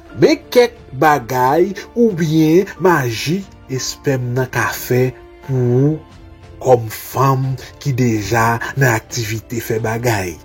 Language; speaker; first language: Haitian Creole; native; Haitian Creole